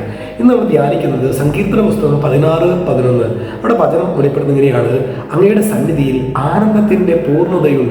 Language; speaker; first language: Malayalam; native; Malayalam